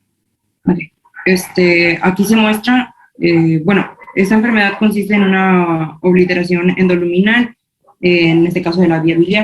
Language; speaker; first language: Spanish; native; Spanish